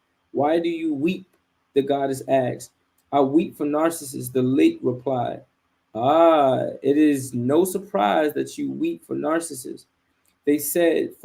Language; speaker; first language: English; native; English